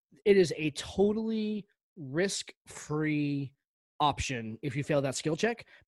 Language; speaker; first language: English; native; English